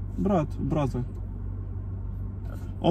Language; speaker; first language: English; non-native, learner; Russian